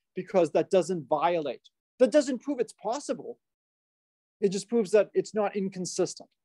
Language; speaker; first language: English; native; English